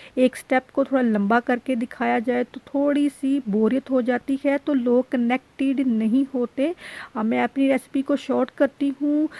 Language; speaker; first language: Urdu; native; Urdu